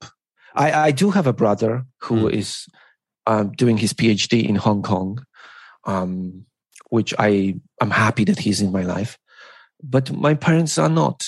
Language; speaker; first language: English; non-native, fluent; Polish